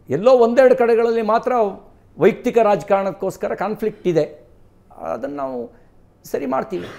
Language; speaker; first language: Kannada; native; Kannada